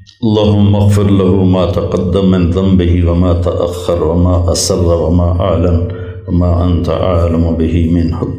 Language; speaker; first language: Urdu; non-native, local second language; Punjabi